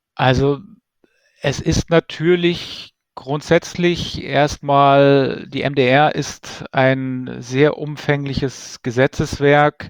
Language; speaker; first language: German; native; German